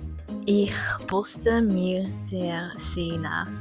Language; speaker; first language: German; non-native, learner; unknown